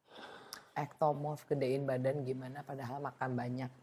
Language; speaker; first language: Indonesian; native; Indonesian